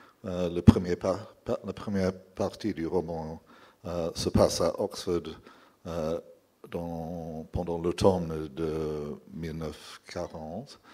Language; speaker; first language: French; non-native, fluent; English